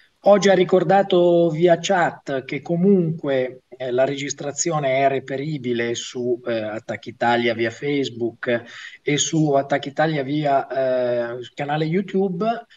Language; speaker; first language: Italian; native; Italian